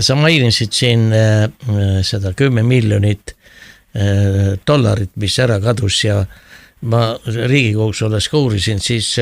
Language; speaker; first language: Estonian; native; Estonian